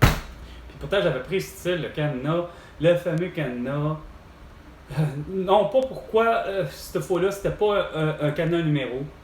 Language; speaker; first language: French; native; French